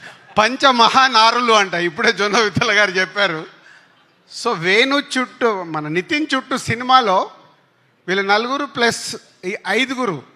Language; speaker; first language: Telugu; native; Telugu